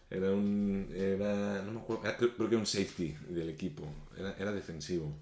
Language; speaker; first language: Spanish; native; Spanish